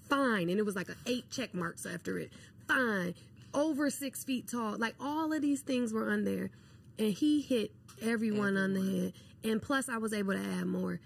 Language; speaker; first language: English; native; English